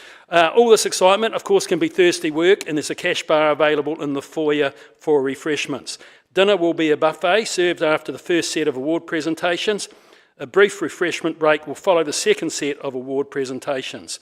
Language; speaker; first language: English; native; English